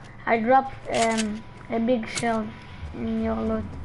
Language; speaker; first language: English; non-native, learner; Hebrew